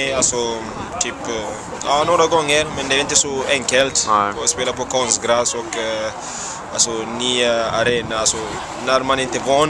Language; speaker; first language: Swedish; non-native, fluent; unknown